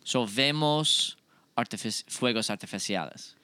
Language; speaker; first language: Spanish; non-native, learner; English